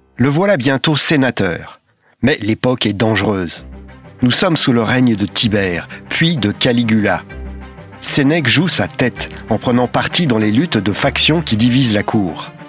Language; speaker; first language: French; native; French